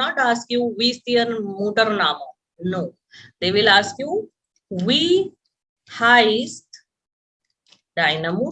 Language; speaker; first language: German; non-native, fluent; Hindi